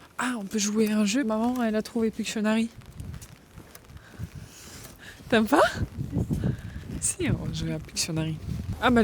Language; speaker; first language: French; native; French